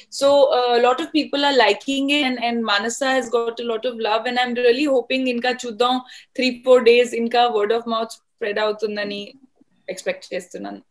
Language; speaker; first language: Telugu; non-native, fluent; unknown